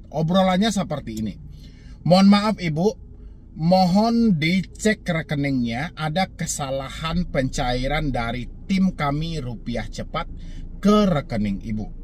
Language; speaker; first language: Indonesian; non-native, local second language; Minangkabau